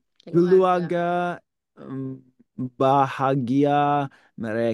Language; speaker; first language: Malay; non-native, learner; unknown